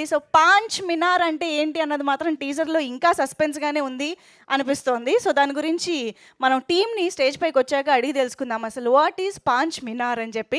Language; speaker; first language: Telugu; native; Telugu